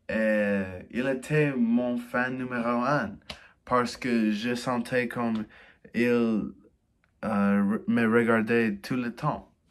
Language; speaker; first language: French; non-native, learner; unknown